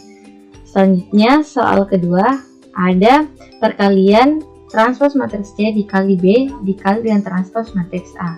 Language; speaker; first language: Indonesian; native; Indonesian